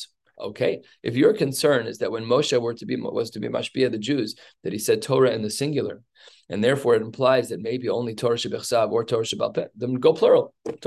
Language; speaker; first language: English; native; English